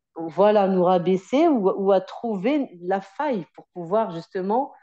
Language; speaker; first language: French; native; French